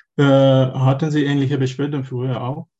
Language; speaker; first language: German; non-native, learner; Turkish